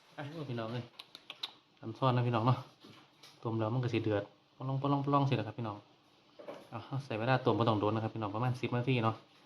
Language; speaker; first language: Thai; native; Thai